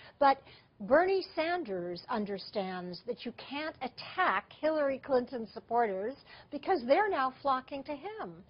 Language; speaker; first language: English; native; English